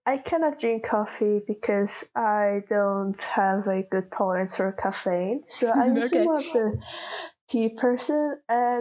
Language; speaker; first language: English; non-native, fluent; Korean